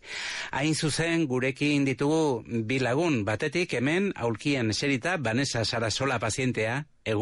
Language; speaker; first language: Basque; native; Basque